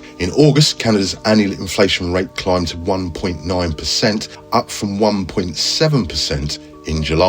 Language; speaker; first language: English; native; English